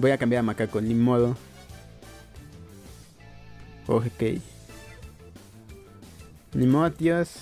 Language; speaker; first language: Spanish; native; Spanish